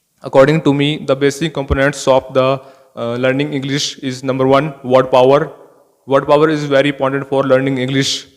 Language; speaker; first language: English; non-native, learner; Hindi